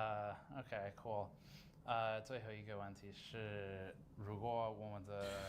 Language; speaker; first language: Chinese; non-native, learner; English